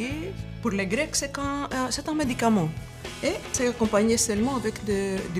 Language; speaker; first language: French; non-native, learner; Greek